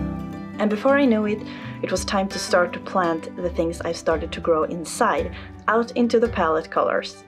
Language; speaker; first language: English; non-native, fluent; Swedish